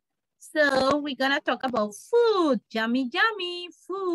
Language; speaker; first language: English; non-native, fluent; Spanish